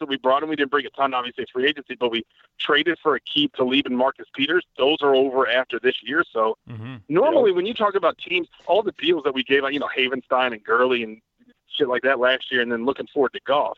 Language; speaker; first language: English; native; English